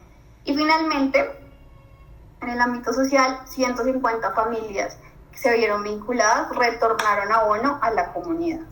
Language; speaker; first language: Spanish; native; Spanish